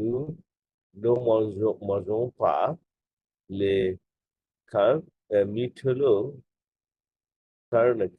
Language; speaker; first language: French; non-native, learner; Bangla